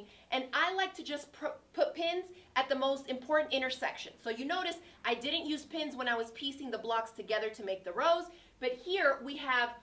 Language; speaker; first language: English; native; English